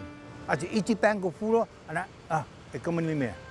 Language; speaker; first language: Dutch; non-native, learner; Cantonese